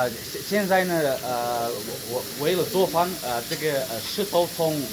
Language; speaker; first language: Chinese; non-native, learner; Kyrgyz